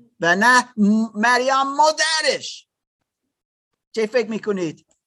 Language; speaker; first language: Persian; non-native, learner; German